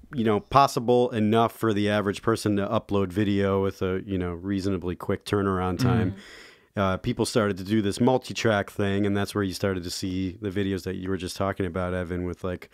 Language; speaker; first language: English; native; English